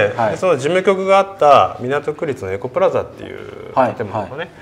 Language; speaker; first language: Japanese; native; Japanese